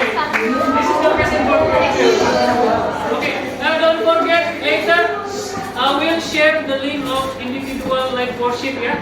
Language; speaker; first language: English; non-native, fluent; Indonesian